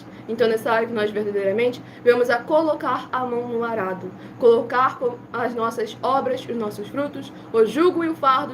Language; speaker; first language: Portuguese; native; Portuguese